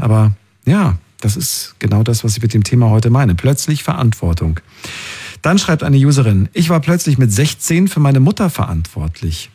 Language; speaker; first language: German; native; German